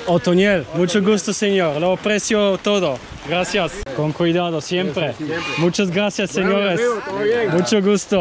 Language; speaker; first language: Spanish; non-native, learner; Bulgarian